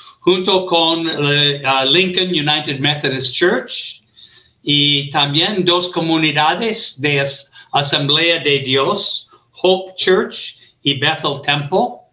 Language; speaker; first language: Spanish; non-native, fluent; English